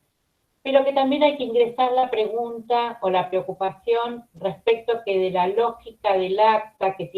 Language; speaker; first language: Spanish; native; Spanish